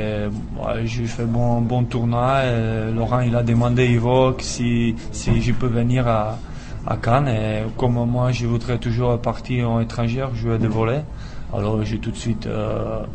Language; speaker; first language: French; non-native, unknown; Czech